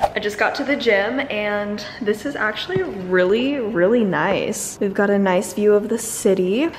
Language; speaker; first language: English; native; English